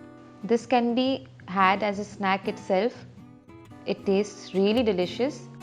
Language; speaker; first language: English; non-native, local second language; Hindi